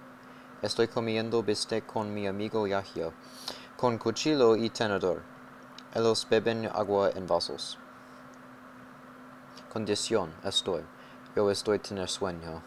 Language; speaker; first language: Spanish; non-native, learner; English